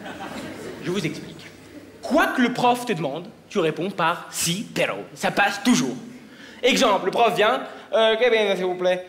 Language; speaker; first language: French; native; French